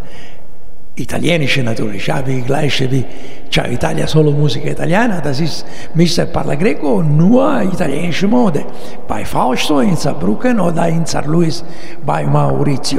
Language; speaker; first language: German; non-native, learner; Italian